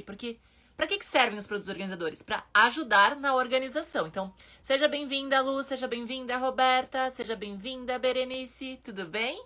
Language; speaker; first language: Portuguese; native; Portuguese